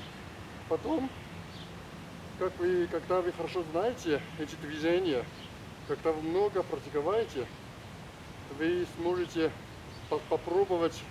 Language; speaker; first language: Russian; non-native, learner; Chinese